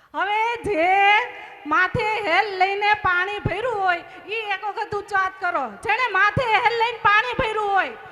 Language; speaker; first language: Gujarati; native; Gujarati